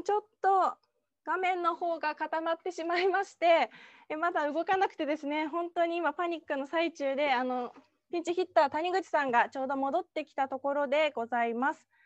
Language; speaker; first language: Japanese; native; Japanese